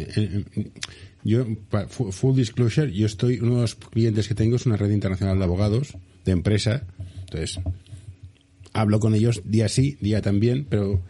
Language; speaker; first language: Spanish; native; Spanish